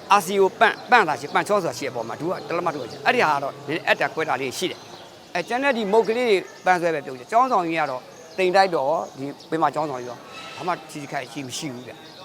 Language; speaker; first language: Burmese; native; Burmese